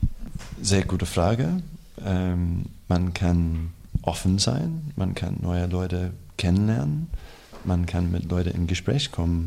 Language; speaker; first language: German; non-native, fluent; English